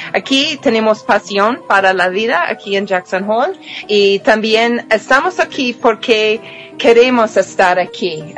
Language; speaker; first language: Spanish; non-native, fluent; English